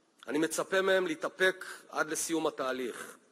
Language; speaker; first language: Hebrew; native; Hebrew